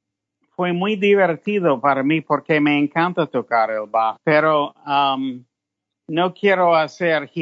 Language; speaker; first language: Spanish; non-native, fluent; English